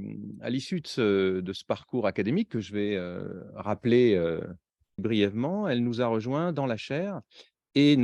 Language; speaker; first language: French; native; French